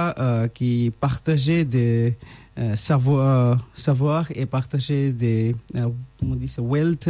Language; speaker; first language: French; non-native, learner; Bangla